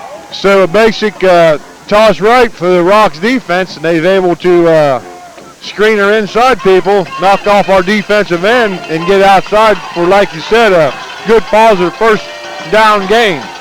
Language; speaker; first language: English; native; English